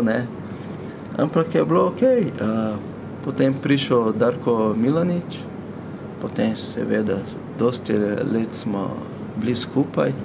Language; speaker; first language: Slovenian; non-native, fluent; Portuguese